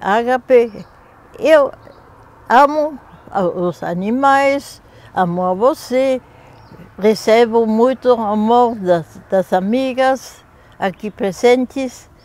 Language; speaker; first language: Portuguese; non-native, fluent; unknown